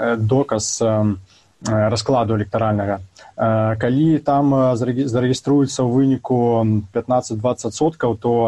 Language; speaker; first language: Belarusian; native; Belarusian